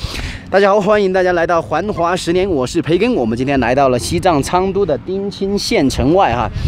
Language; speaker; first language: Chinese; native; Chinese